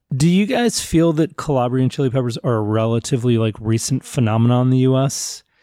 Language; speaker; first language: English; early bilingual, other home language; Italian